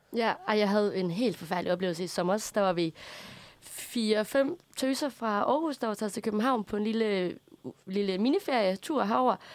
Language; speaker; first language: Danish; native; Danish